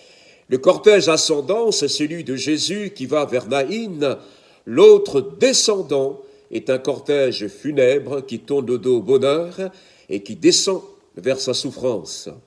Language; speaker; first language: French; native; French